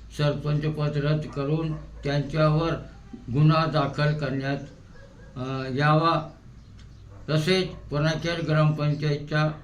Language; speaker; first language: Marathi; non-native, local second language; Bhili